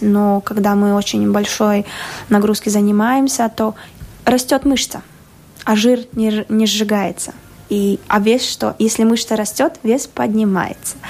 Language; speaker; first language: Russian; non-native, local second language; Latvian